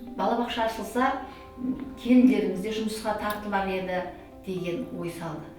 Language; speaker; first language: Kazakh; native; Kazakh